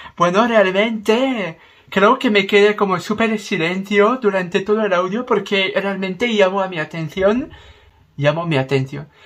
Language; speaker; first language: Spanish; non-native, learner; French